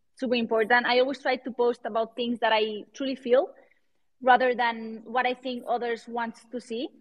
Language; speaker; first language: English; non-native, fluent; Spanish